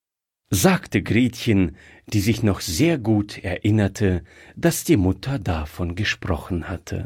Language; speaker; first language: German; native; German